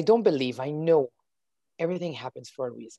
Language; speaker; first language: English; non-native, fluent; Hebrew